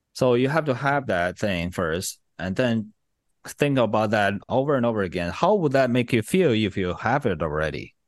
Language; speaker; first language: English; non-native, fluent; Chinese